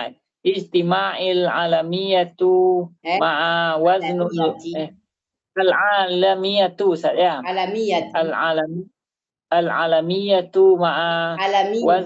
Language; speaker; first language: Arabic; non-native, learner; Indonesian